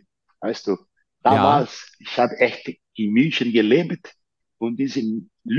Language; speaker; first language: German; non-native, learner; Portuguese